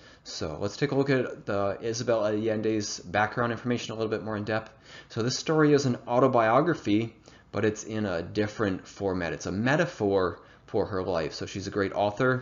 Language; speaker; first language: English; native; English